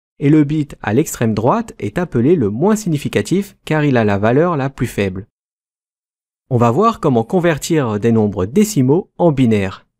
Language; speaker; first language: French; native; French